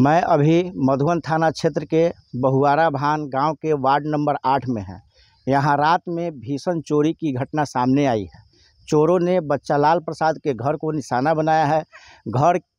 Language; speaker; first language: Hindi; native; Hindi